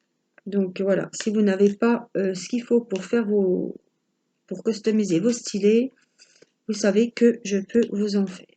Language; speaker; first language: French; native; French